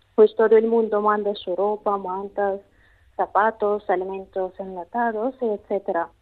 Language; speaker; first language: Spanish; non-native, fluent; Russian